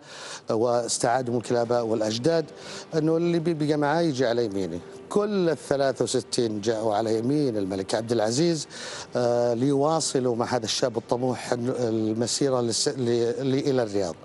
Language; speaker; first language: Arabic; native; Arabic